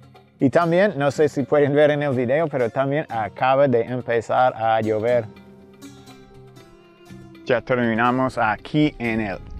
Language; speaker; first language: Spanish; non-native, fluent; English